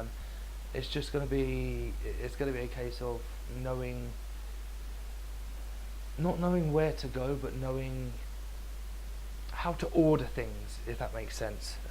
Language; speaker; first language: English; native; English